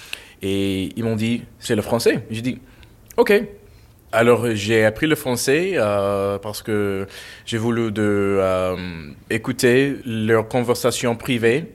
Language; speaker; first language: French; non-native, fluent; English